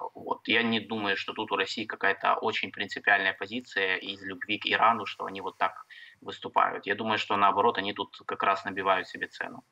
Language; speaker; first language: Russian; native; Russian